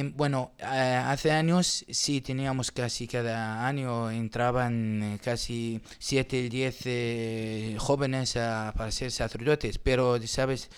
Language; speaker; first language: Spanish; non-native, learner; Arabic